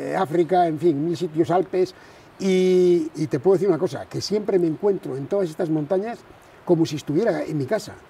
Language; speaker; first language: Spanish; native; Spanish